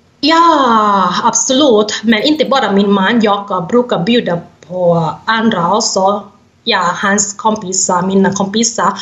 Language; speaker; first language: Swedish; non-native, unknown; Thai